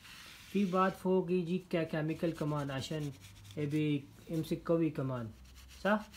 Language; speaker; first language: Arabic; non-native, learner; Urdu